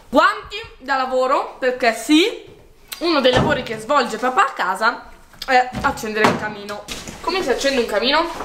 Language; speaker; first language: Italian; native; Italian